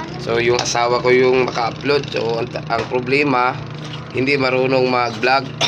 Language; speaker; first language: Filipino; non-native, local second language; Cebuano